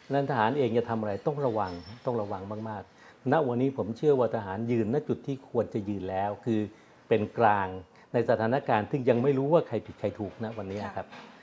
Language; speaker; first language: Thai; native; Thai